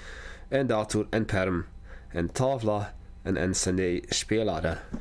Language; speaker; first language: Swedish; non-native, learner; English